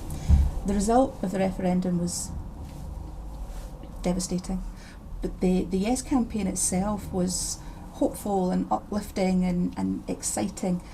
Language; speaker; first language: English; native; English